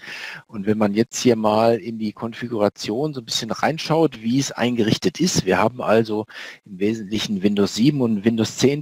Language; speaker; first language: German; native; German